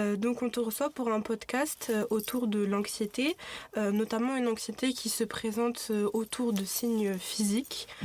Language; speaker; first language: French; native; French